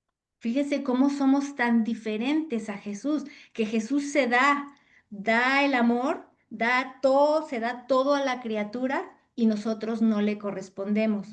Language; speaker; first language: Spanish; native; Spanish